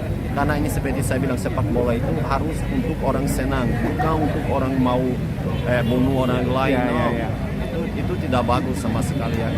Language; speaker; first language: Indonesian; non-native, fluent; Portuguese